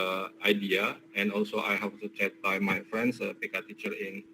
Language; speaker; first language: English; non-native, learner; Indonesian